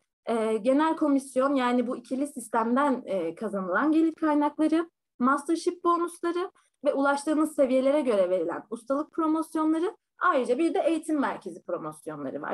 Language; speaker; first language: Turkish; native; Turkish